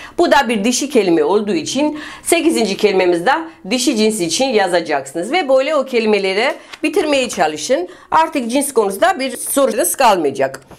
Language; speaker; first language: Turkish; non-native, fluent; Russian